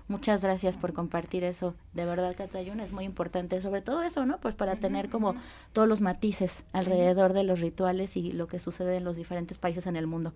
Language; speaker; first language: Spanish; native; Spanish